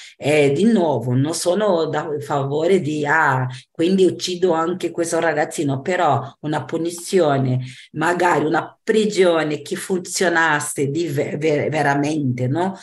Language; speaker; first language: Italian; non-native, fluent; Portuguese